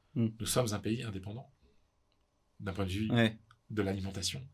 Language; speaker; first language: French; native; French